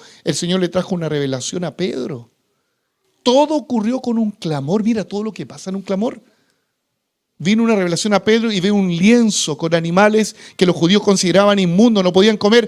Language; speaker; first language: Spanish; native; Spanish